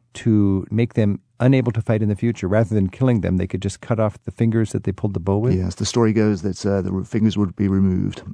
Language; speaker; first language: English; native; English